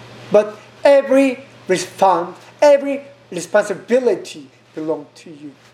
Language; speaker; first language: English; non-native, learner; Korean